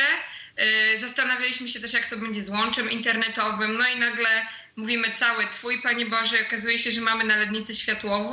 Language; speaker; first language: Polish; native; Polish